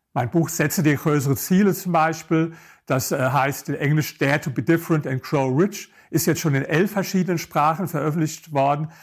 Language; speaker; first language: German; native; German